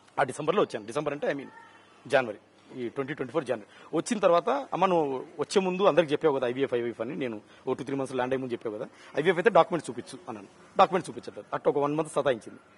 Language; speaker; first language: Telugu; native; Telugu